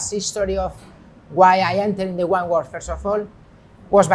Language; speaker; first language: English; non-native, fluent; Spanish